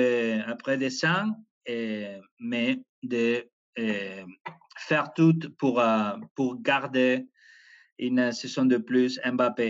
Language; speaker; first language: French; non-native, fluent; Spanish